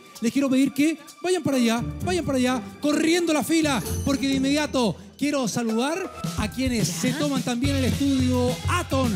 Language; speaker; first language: Spanish; native; Spanish